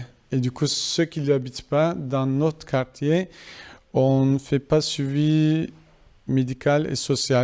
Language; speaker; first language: French; non-native, fluent; Kurdish